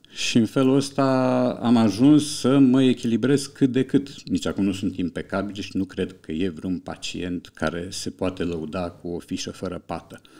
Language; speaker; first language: Romanian; native; Romanian